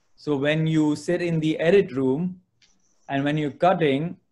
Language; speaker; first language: English; non-native, local second language; Gujarati